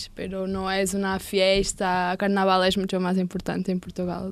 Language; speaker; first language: Spanish; non-native, learner; Portuguese